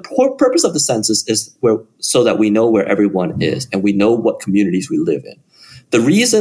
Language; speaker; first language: English; native; English